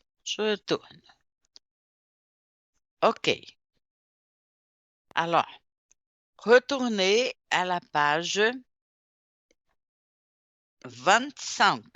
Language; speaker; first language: French; non-native, fluent; Portuguese